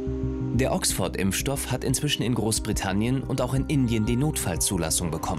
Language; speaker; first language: German; native; German